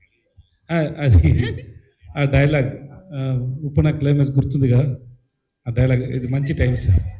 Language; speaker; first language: Telugu; non-native, learner; Tamil